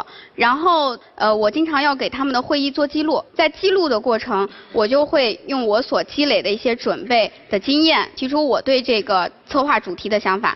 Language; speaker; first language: Chinese; native; Chinese